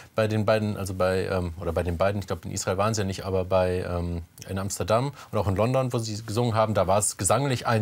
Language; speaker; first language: German; native; German